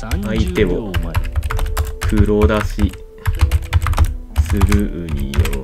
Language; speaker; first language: Japanese; native; Japanese